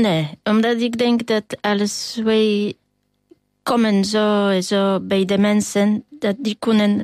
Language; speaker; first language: Dutch; non-native, learner; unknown